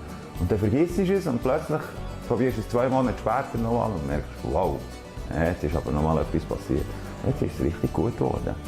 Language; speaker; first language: German; native; German